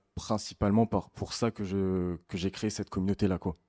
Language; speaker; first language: French; native; French